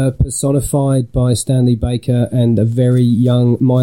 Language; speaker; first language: English; native; English